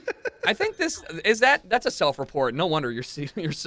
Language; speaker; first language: English; native; English